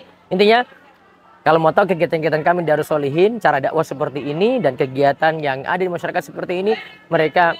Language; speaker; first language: Indonesian; native; Indonesian